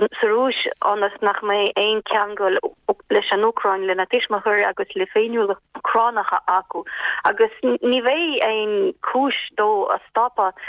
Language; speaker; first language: Irish; non-native, fluent; Ukrainian